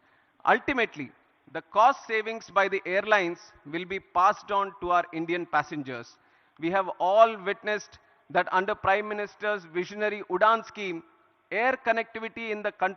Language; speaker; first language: English; non-native, local second language; Telugu